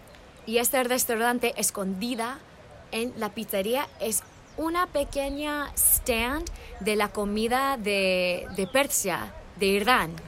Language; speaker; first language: Spanish; early bilingual, heritage; English